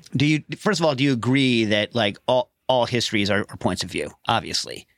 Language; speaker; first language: English; native; English